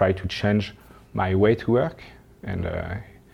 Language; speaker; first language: English; non-native, learner; French